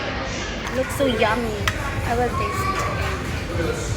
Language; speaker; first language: English; non-native, learner; Filipino